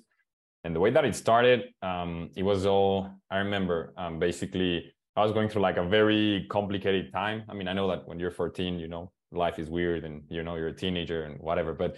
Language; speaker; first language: English; non-native, fluent; Spanish